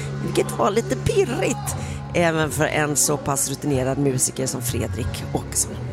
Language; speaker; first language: Swedish; native; Swedish